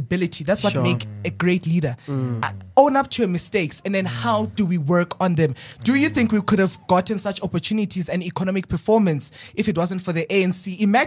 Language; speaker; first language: English; non-native, local second language; Southern Sotho